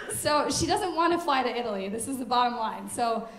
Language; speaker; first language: English; native; English